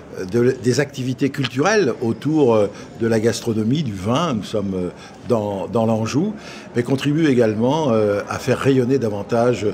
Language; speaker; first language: French; native; French